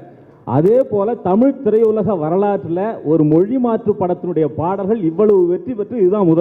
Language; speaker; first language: Tamil; native; Tamil